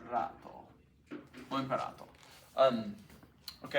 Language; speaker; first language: Italian; non-native, fluent; English